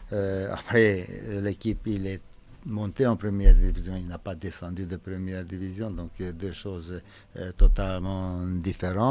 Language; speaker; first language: French; non-native, fluent; Romanian